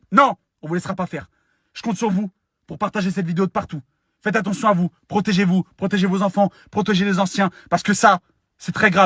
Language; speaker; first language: French; native; French